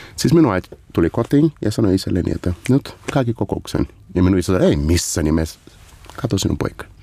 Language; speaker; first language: Finnish; non-native, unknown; Portuguese